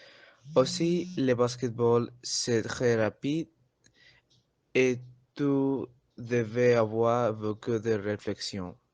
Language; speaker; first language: French; non-native, learner; Spanish